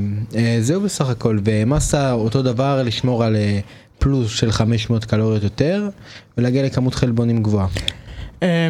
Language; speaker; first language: Hebrew; native; Hebrew